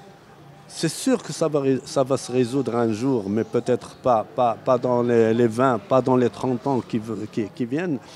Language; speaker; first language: French; non-native, local second language; Arabic